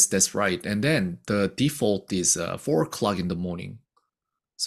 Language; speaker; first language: English; non-native, fluent; Korean